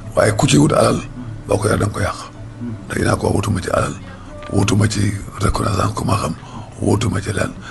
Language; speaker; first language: Wolof; native; Wolof